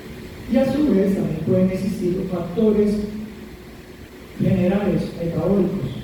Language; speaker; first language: Spanish; native; Spanish